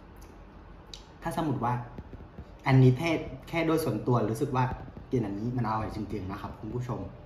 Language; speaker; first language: Thai; non-native, fluent; Vietnamese